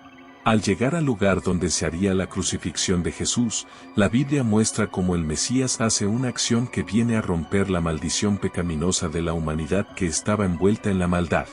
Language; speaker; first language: Spanish; native; Spanish